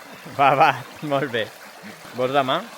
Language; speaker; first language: Catalan; native; Catalan